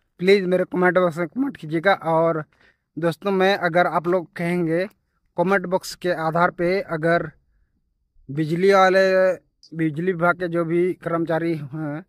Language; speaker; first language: Hindi; native; Hindi